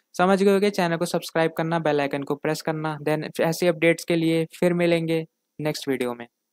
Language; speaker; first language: Hindi; native; Hindi